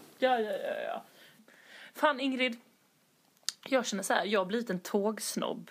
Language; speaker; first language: Swedish; native; Swedish